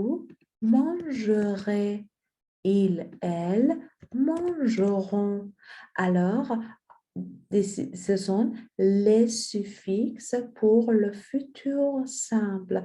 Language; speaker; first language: French; non-native, fluent; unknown